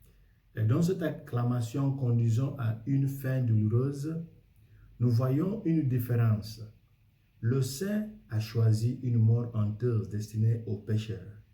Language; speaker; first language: French; non-native, fluent; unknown